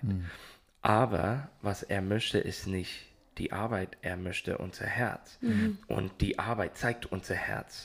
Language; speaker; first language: German; non-native, learner; English